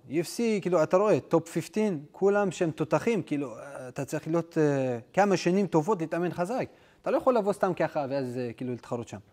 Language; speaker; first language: Hebrew; non-native, local second language; Adyghe